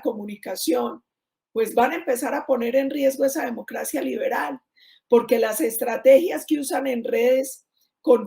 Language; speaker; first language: Spanish; native; Spanish